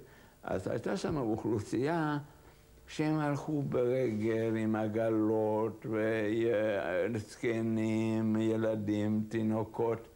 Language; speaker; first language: Hebrew; non-native, fluent; Hungarian